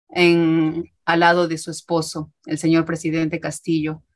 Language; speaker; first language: Spanish; native; Spanish